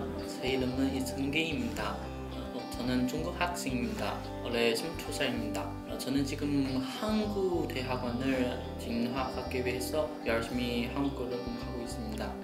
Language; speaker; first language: Korean; non-native, learner; Chinese